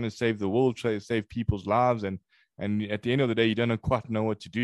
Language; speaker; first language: English; native; English